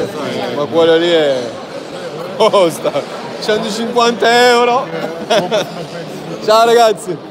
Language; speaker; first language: Italian; non-native, learner; Arabic